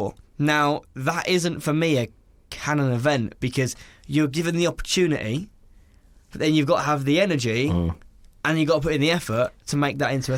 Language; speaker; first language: English; native; English